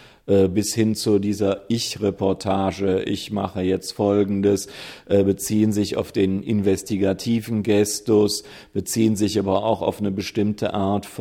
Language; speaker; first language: German; native; German